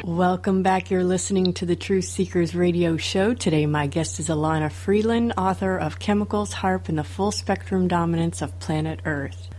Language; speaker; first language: English; native; English